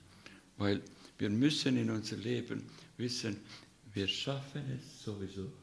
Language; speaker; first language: German; non-native, fluent; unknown